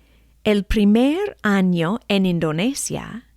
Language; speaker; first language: Spanish; non-native, fluent; English